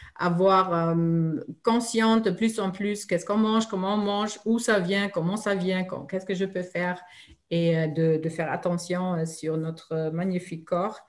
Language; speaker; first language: French; non-native, fluent; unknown